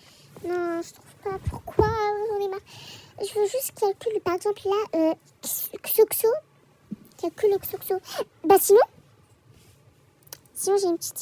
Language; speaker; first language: French; native; French